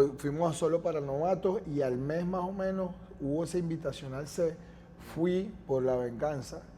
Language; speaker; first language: Spanish; native; Spanish